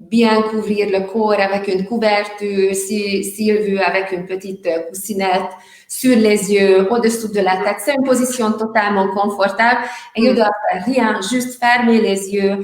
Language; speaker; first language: French; non-native, learner; Hungarian